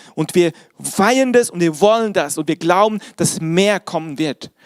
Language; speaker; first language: German; native; German